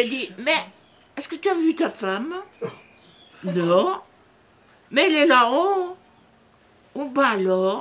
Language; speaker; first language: French; native; French